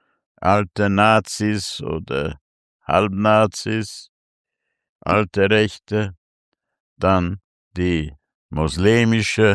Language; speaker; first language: German; non-native, fluent; Hungarian